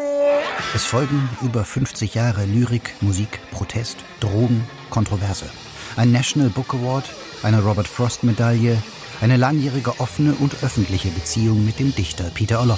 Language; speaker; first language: German; native; German